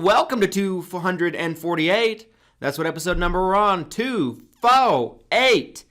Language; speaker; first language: English; native; English